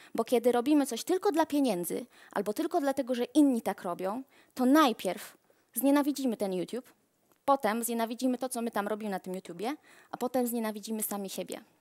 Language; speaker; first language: Polish; native; Polish